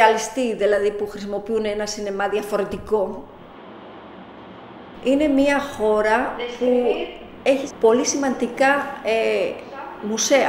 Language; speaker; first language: Greek; non-native, fluent; Spanish